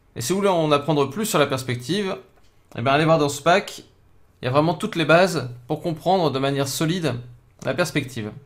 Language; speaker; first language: French; native; French